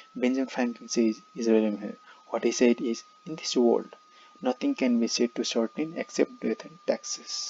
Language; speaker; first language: English; non-native, local second language; Nepali